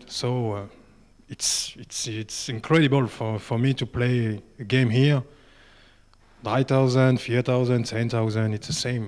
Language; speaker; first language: English; non-native, learner; French